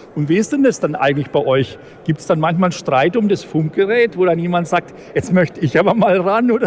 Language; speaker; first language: German; native; German